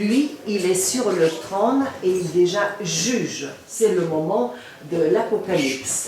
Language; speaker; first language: French; non-native, fluent; Bulgarian